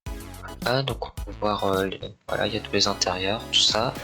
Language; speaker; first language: French; native; French